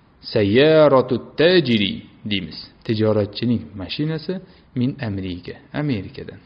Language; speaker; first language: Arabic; non-native, fluent; Uzbek